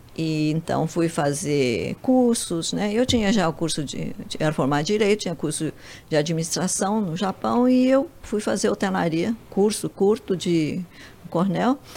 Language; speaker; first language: Portuguese; early bilingual, other home language; Japanese